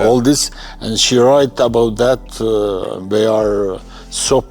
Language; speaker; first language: English; non-native, learner; Albanian